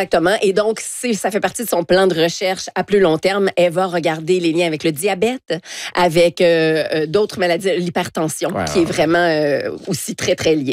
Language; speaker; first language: French; native; French